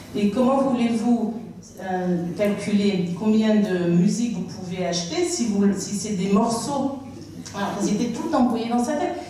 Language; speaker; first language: French; native; French